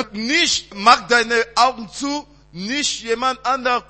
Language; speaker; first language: German; non-native, learner; French